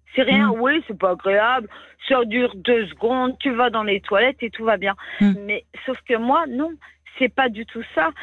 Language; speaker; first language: French; native; French